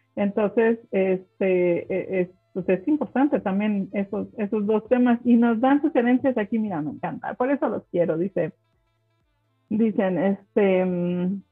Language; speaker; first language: Spanish; non-native, local second language; German